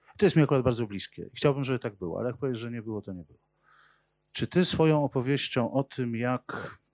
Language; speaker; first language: Polish; native; Polish